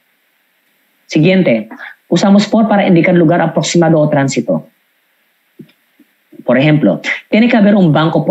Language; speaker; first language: Spanish; non-native, fluent; Filipino